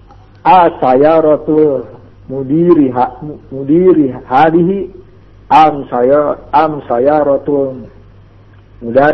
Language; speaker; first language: Arabic; non-native, learner; Indonesian